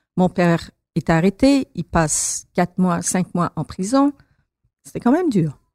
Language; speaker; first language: French; early bilingual, other home language; Persian